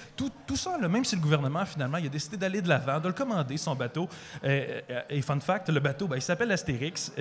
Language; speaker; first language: French; native; French